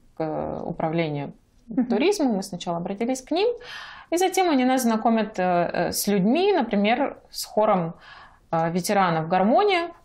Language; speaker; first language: Russian; native; Russian